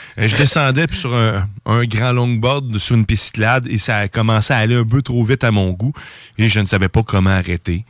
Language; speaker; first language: French; native; French